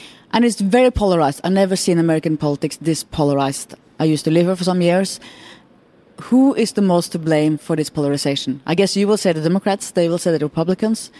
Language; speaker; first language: English; non-native, fluent; Norwegian